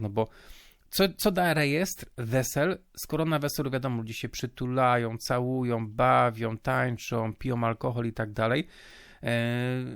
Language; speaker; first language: Polish; native; Polish